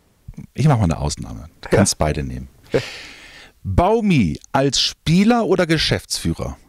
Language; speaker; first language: German; native; German